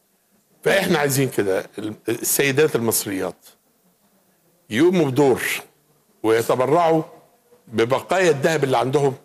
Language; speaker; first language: Arabic; native; Arabic